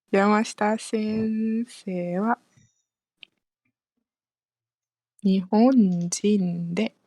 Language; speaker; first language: Japanese; non-native, fluent; Malay